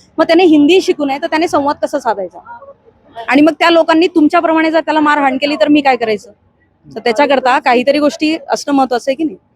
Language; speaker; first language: Marathi; non-native, local second language; Hindi